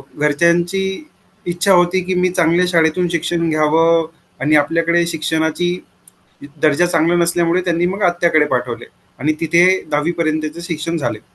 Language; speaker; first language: Marathi; native; Marathi